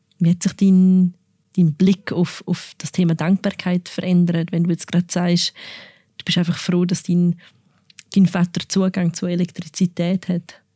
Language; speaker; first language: German; native; German